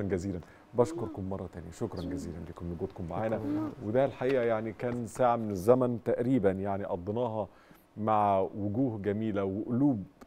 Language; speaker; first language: Arabic; native; Arabic